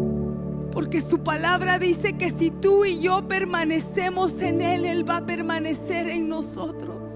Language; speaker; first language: Spanish; native; Spanish